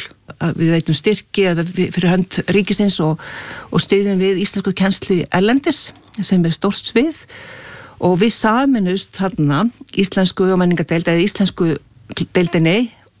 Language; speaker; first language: Icelandic; native; Icelandic